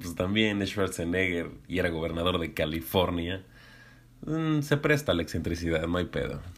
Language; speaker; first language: Spanish; native; Spanish